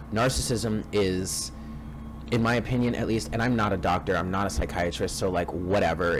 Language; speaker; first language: English; native; English